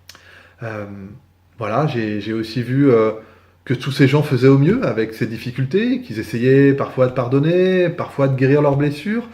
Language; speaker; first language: French; native; French